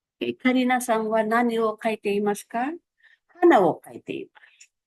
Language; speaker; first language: Japanese; non-native, fluent; Filipino